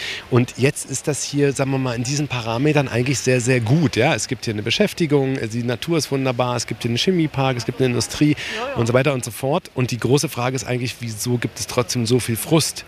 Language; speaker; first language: German; native; German